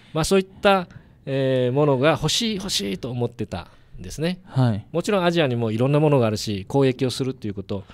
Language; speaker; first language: Japanese; native; Japanese